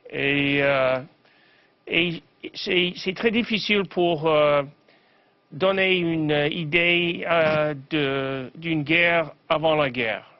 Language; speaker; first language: French; non-native, fluent; English